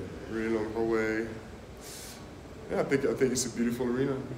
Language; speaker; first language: English; non-native, fluent; French